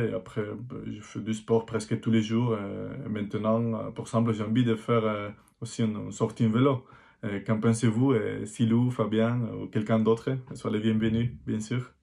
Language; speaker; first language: French; non-native, fluent; Spanish